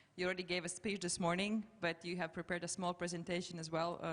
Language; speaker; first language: English; non-native, fluent; Latvian